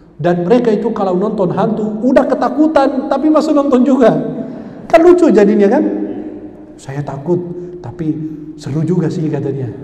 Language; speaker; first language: Indonesian; non-native, fluent; Arabic